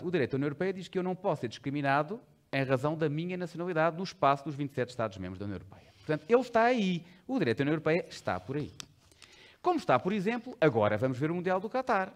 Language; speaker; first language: Portuguese; native; Portuguese